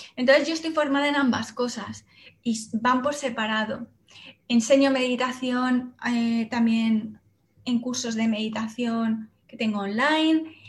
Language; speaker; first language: Spanish; native; Spanish